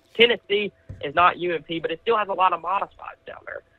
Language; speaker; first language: English; native; English